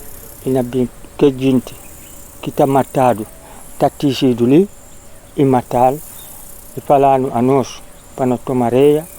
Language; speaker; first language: Portuguese; non-native, learner; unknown